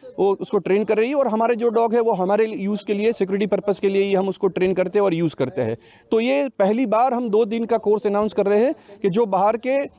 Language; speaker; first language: Hindi; non-native, local second language; Gujarati